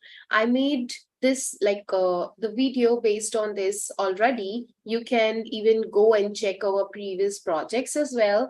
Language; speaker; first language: English; non-native, local second language; Hindi